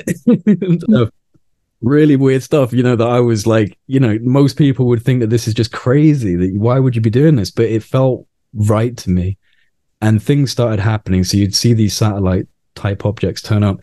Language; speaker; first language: English; native; English